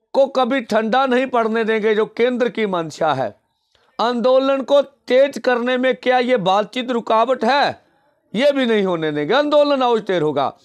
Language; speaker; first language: Hindi; non-native, local second language; Punjabi